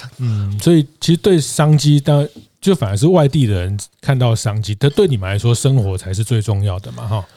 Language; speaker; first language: Chinese; native; Chinese